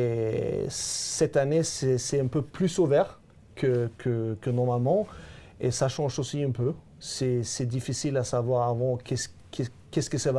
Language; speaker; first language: French; non-native, fluent; Swedish